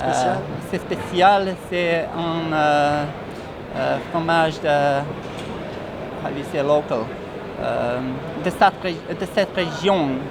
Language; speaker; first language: French; non-native, learner; Bosnian